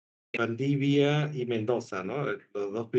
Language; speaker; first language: Spanish; native; Spanish